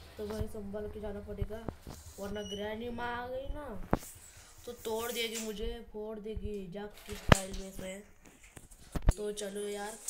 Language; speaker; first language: Hindi; non-native, local second language; Marathi